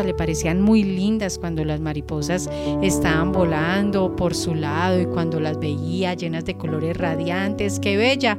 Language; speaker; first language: Spanish; native; Spanish